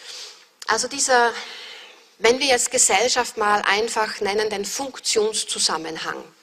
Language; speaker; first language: German; native; German